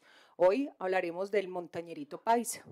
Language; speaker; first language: Spanish; native; Spanish